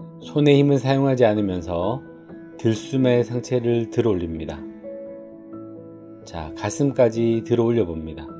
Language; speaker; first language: Korean; native; Korean